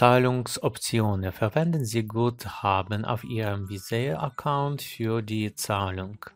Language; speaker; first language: German; non-native, learner; Ukrainian